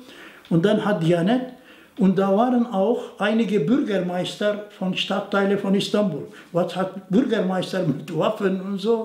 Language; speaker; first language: German; non-native, fluent; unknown